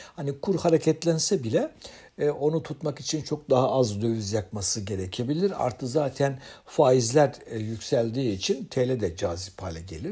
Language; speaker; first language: Turkish; native; Turkish